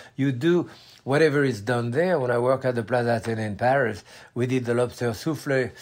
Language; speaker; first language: English; non-native, fluent; French